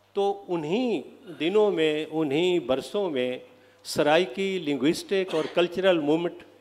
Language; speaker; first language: Urdu; non-native, local second language; Saraiki